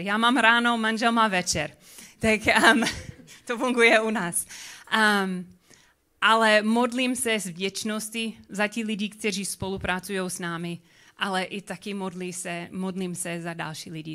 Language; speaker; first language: Czech; non-native, learner; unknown